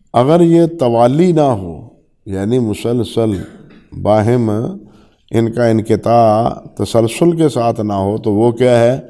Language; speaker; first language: Urdu; non-native, local second language; Punjabi